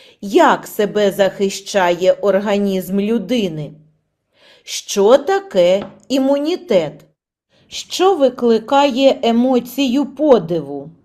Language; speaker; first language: Ukrainian; native; Ukrainian